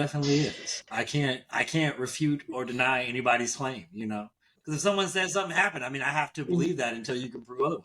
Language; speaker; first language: English; native; English